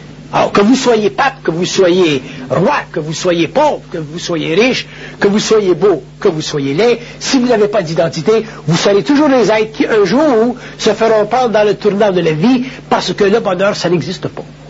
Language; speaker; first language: French; native; French